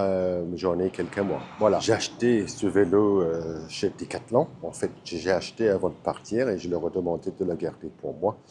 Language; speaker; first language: French; non-native, fluent; English